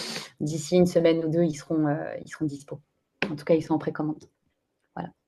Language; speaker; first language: French; native; French